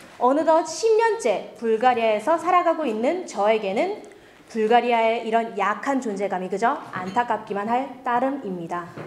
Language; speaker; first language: Korean; early bilingual, other home language; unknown